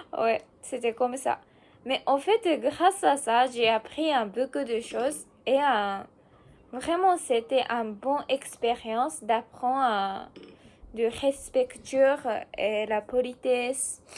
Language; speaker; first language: French; non-native, learner; Japanese